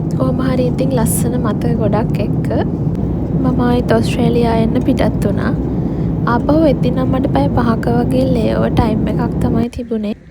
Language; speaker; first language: Sinhala; native; Sinhala